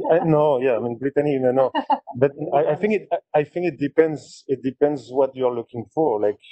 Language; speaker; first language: English; non-native, fluent; French